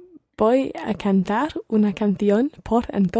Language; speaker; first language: Spanish; non-native, learner; English